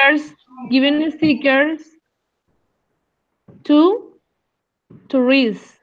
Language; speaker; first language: English; non-native, learner; Spanish